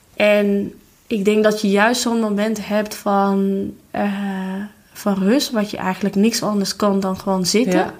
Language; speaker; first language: Dutch; non-native, fluent; Albanian